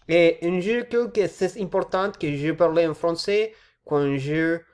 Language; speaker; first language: French; non-native, learner; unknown